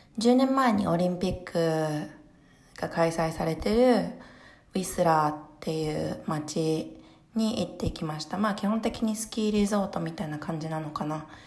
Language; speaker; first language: Japanese; early bilingual, heritage; Japanese